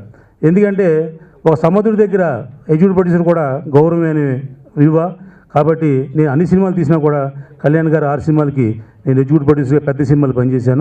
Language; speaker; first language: Telugu; native; Telugu